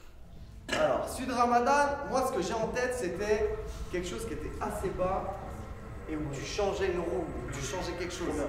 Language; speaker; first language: French; native; French